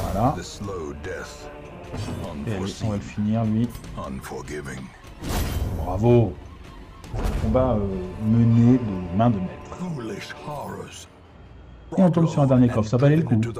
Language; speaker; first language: French; native; French